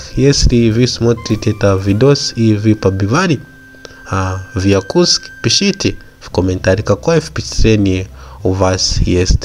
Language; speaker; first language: Russian; non-native, learner; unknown